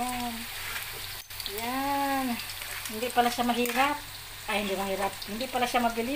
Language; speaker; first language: Filipino; non-native, local second language; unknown